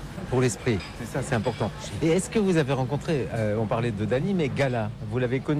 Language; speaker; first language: French; native; French